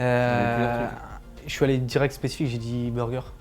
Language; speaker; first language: French; native; French